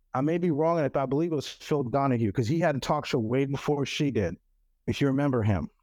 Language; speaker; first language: English; non-native, local second language; French